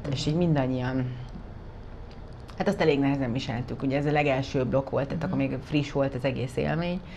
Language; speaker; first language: Hungarian; native; Hungarian